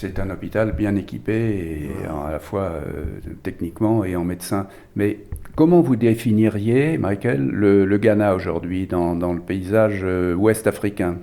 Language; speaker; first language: French; native; French